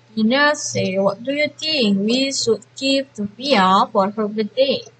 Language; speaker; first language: English; non-native, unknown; Indonesian